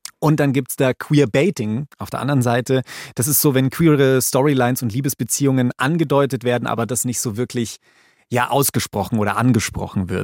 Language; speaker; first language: German; native; German